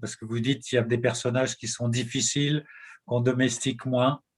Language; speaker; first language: French; native; French